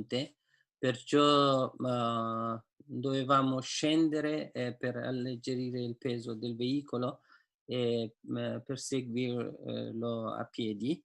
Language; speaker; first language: Italian; non-native, fluent; Persian